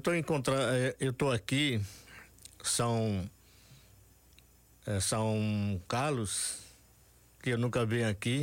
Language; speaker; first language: Portuguese; non-native, local second language; Yanomámi